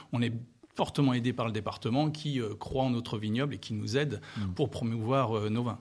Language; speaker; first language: French; native; French